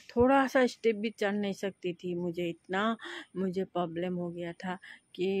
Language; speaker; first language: Hindi; non-native, local second language; Nepali